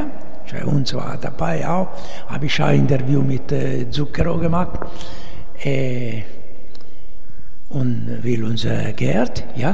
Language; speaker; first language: German; non-native, learner; Italian